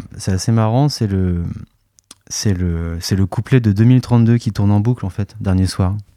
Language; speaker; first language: French; native; French